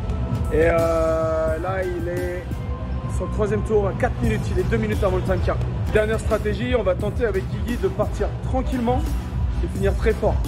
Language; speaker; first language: French; native; French